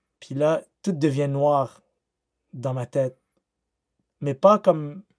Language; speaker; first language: French; native; French